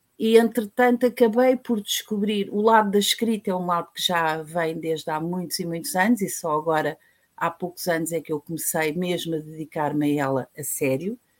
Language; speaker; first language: Portuguese; native; Portuguese